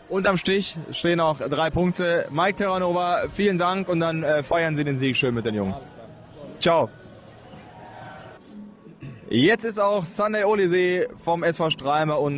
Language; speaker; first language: German; native; German